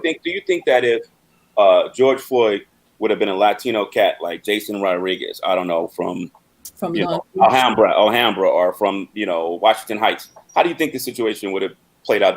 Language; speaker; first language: English; native; English